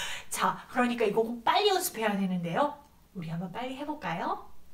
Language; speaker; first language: Korean; native; Korean